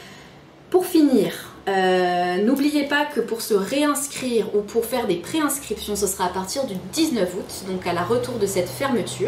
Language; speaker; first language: French; native; French